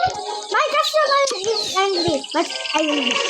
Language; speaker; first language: English; non-native, learner; Bangla